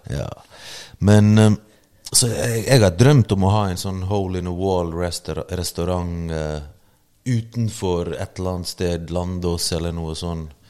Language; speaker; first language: Norwegian; early bilingual, other home language; Bosnian